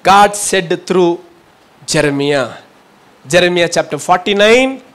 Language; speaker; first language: English; non-native, local second language; Tamil